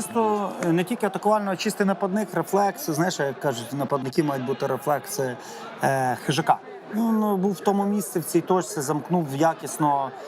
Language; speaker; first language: Ukrainian; native; Ukrainian